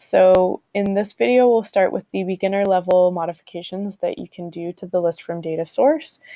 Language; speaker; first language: English; native; English